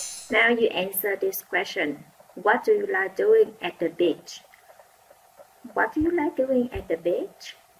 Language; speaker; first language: English; non-native, fluent; Vietnamese